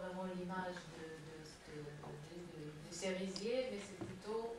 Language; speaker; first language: French; non-native, fluent; Japanese